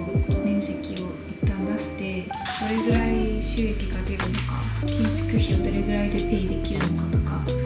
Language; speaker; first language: Japanese; native; Japanese